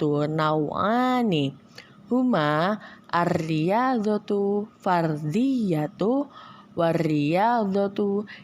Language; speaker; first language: Arabic; non-native, learner; Indonesian